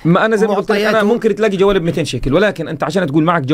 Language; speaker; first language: Arabic; native; Arabic